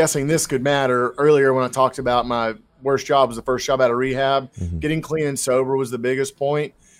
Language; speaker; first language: English; native; English